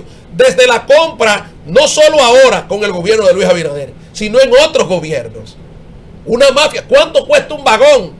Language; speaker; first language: Spanish; native; Spanish